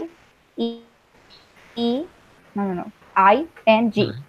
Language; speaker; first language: English; non-native, learner; Spanish